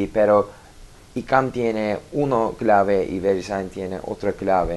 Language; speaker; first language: Spanish; non-native, learner; Turkish